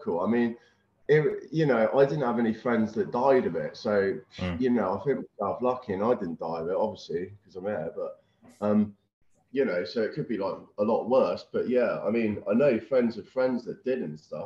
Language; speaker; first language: English; native; English